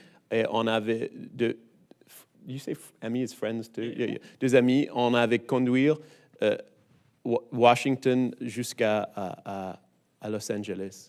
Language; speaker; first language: French; non-native, learner; English